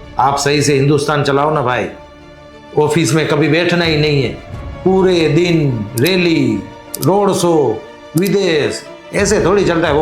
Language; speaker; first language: Hindi; non-native, local second language; Gujarati